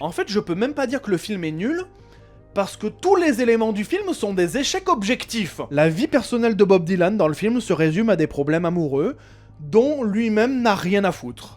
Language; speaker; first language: French; native; French